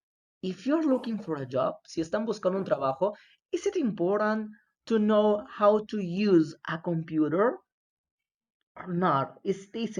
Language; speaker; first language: English; non-native, fluent; Spanish